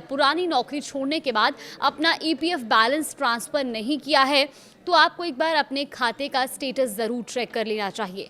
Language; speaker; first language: Hindi; native; Hindi